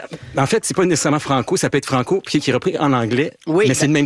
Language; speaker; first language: French; native; French